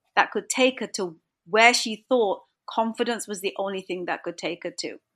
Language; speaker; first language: English; native; English